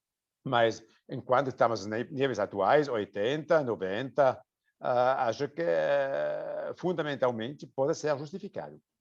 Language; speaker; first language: Portuguese; non-native, fluent; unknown